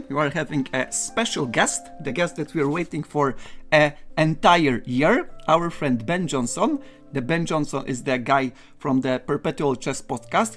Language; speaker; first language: English; non-native, fluent; Polish